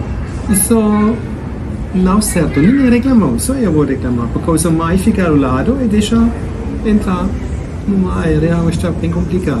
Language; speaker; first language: Portuguese; non-native, learner; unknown